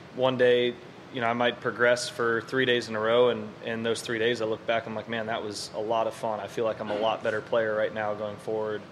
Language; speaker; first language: English; native; English